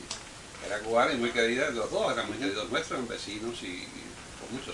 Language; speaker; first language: Spanish; native; Spanish